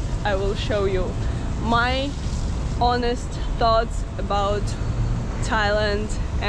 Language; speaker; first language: English; non-native, fluent; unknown